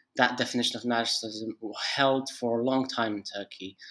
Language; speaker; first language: English; non-native, fluent; Arabic